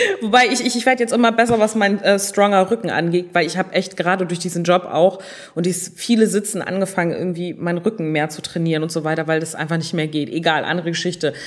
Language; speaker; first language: German; early bilingual, other home language; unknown